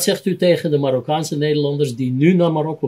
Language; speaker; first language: Dutch; native; Dutch